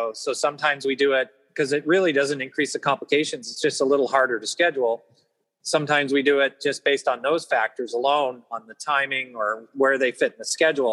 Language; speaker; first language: English; native; English